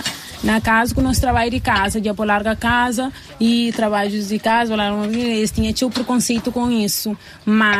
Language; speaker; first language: Portuguese; non-native, local second language; Kabuverdianu